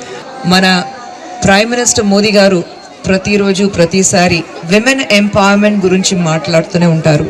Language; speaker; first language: Telugu; non-native, fluent; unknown